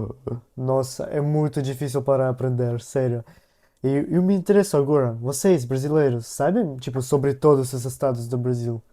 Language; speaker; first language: Portuguese; non-native, learner; Russian